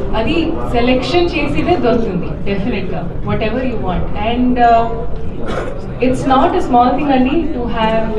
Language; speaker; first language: Telugu; non-native, learner; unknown